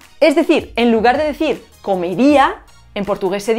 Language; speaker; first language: Spanish; native; Spanish